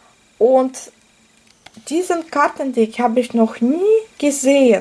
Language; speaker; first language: German; non-native, fluent; Russian